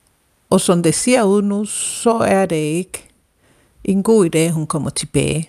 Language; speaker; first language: Danish; non-native, fluent; Spanish